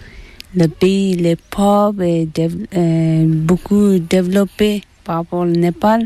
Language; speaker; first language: French; non-native, learner; Tibetan